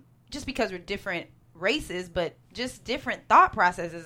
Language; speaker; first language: English; native; English